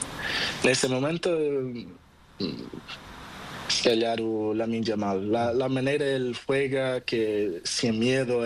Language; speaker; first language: Spanish; non-native, learner; Portuguese